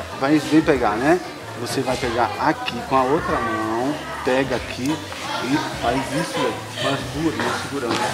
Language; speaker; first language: Portuguese; native; Portuguese